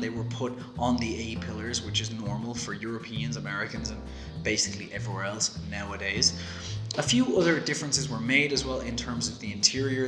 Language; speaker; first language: English; native; English